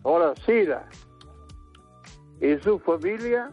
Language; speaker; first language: Spanish; non-native, local second language; Galician